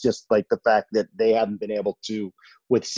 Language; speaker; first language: English; native; English